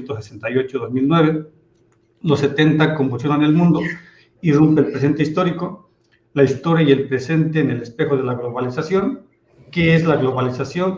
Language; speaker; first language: Spanish; native; Spanish